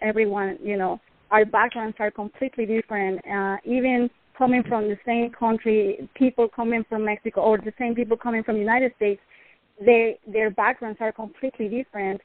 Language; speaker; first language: English; non-native, fluent; Spanish